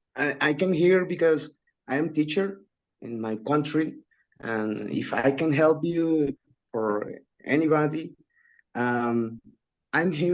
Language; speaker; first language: English; non-native, learner; Spanish